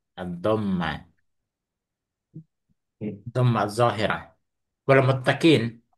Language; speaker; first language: Arabic; non-native, fluent; Indonesian